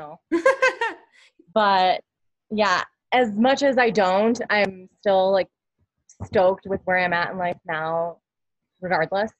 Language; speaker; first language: English; native; English